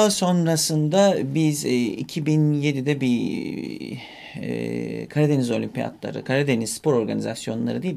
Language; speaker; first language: Turkish; native; Turkish